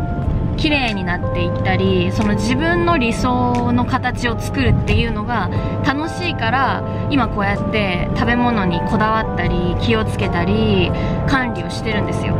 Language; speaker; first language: Japanese; native; Japanese